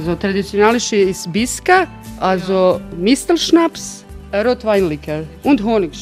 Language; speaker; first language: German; non-native, learner; Croatian